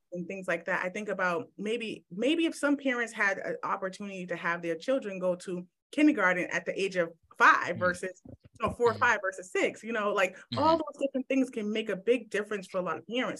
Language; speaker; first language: English; native; English